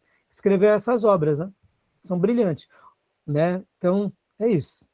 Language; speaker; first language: Portuguese; native; Portuguese